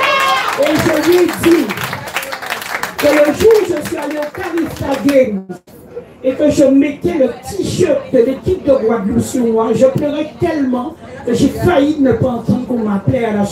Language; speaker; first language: French; native; French